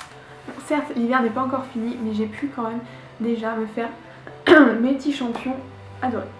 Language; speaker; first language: French; native; French